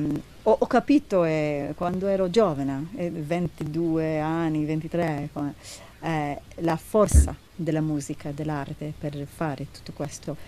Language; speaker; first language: Italian; non-native, learner; Hebrew